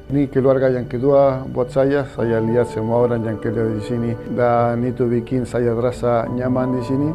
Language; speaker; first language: Indonesian; non-native, fluent; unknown